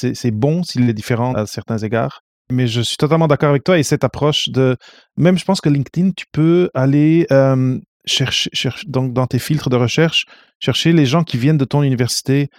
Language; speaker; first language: French; non-native, fluent; Portuguese